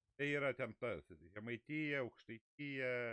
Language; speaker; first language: Lithuanian; native; Lithuanian